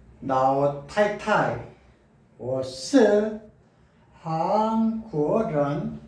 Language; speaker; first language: Korean; native; Korean